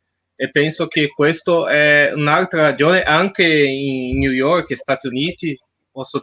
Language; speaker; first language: Italian; non-native, fluent; Portuguese